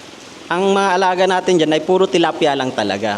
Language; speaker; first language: Filipino; native; Filipino